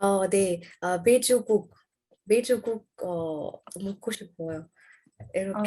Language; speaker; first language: Korean; non-native, learner; Arabic